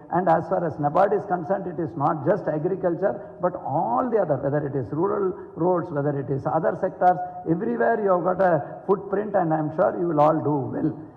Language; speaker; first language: English; non-native, local second language; Tamil